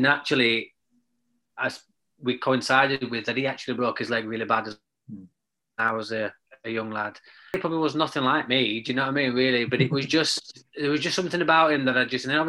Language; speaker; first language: English; native; English